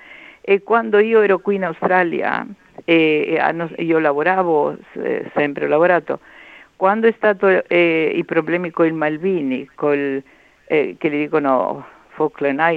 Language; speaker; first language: Italian; early bilingual, heritage; Spanish